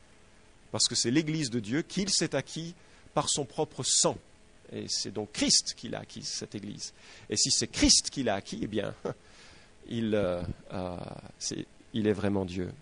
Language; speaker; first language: French; native; French